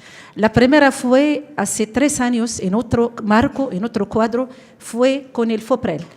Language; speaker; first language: Spanish; non-native, fluent; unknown